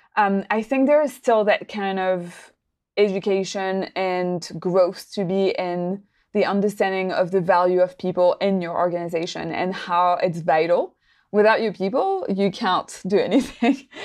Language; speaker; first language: English; non-native, fluent; French